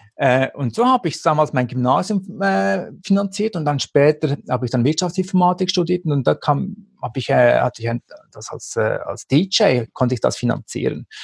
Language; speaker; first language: German; early bilingual, other home language; Greek